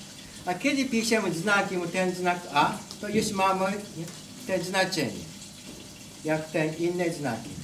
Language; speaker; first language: Polish; non-native, learner; Japanese